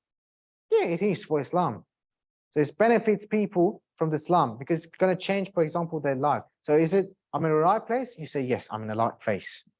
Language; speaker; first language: English; non-native, fluent; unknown